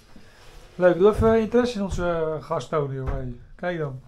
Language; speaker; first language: Dutch; native; Dutch